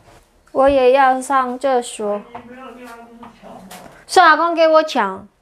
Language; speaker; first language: Chinese; non-native, learner; Javanese